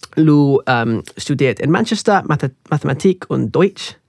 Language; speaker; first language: German; non-native, fluent; English